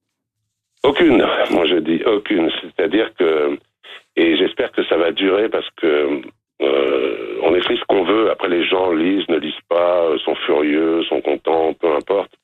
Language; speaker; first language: French; native; French